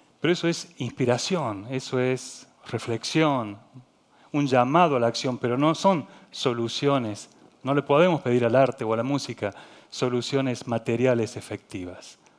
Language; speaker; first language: Spanish; native; Spanish